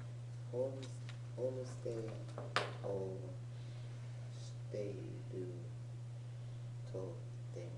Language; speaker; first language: Japanese; non-native, learner; English